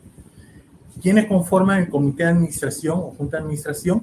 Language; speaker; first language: Spanish; native; Spanish